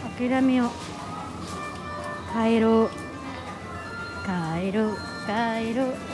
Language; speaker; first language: Japanese; non-native, learner; Filipino